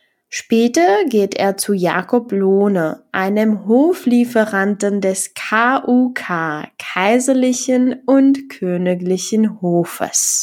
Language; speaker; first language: German; non-native, fluent; Czech